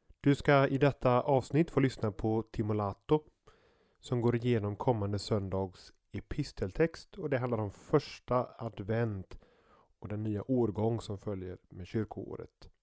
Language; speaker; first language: Swedish; native; Swedish